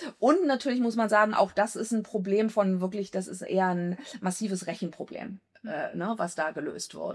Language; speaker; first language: German; native; German